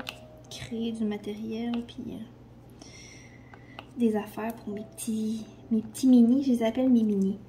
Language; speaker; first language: French; native; French